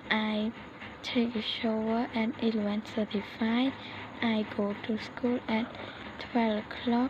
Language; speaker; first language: English; non-native, learner; Khmer